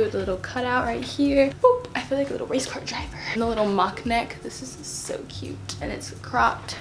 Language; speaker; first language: English; native; English